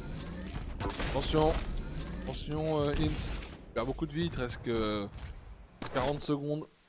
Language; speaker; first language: French; native; French